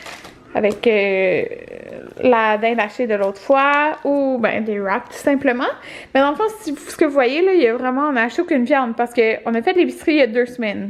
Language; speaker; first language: French; native; French